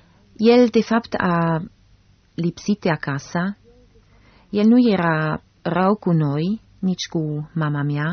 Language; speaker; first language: Romanian; non-native, fluent; German